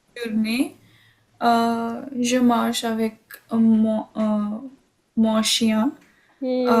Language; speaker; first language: French; non-native, learner; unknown